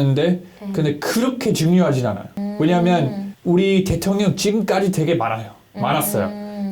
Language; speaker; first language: Korean; non-native, learner; English